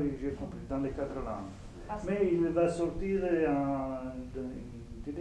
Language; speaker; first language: French; non-native, fluent; Italian